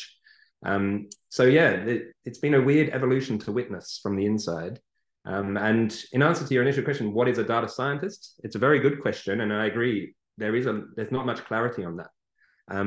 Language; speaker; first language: English; native; English